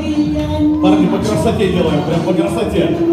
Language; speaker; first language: Russian; native; Russian